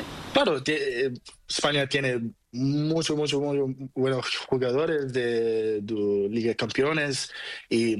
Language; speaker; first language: Spanish; non-native, fluent; Portuguese